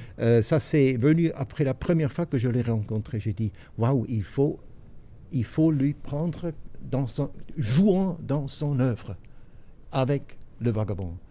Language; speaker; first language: French; non-native, local second language; German